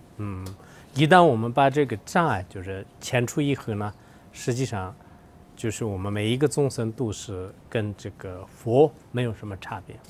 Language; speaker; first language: Chinese; non-native, local second language; Tibetan